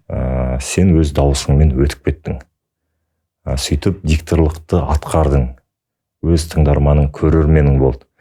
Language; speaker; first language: Kazakh; native; Kazakh